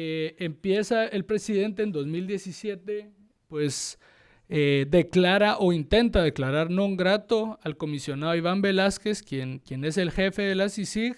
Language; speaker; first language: Spanish; native; Spanish